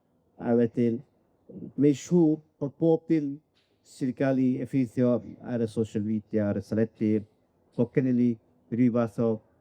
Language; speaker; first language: Welsh; native; Welsh